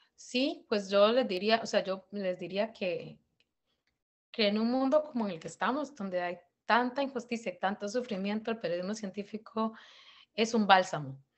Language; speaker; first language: Spanish; native; Spanish